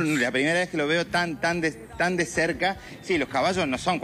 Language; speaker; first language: Spanish; native; Spanish